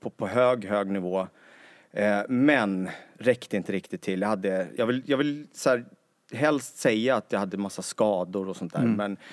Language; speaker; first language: Swedish; native; Swedish